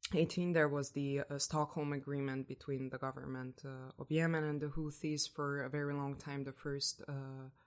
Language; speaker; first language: English; non-native, fluent; Hungarian